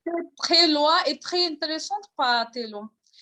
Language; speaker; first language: French; non-native, learner; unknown